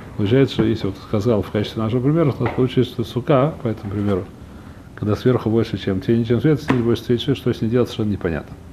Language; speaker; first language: Russian; early bilingual, heritage; Russian